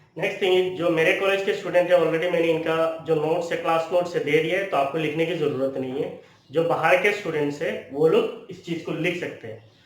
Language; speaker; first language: Hindi; non-native, local second language; Bangla